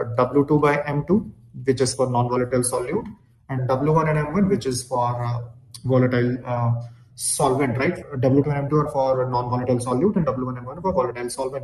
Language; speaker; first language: English; non-native, local second language; Hindi